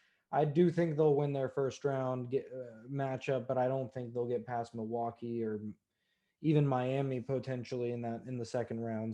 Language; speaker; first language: English; native; English